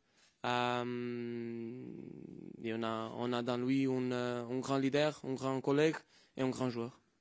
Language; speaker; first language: French; non-native, fluent; Portuguese